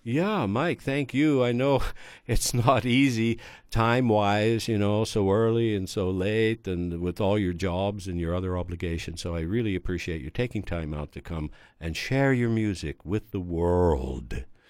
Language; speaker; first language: English; native; English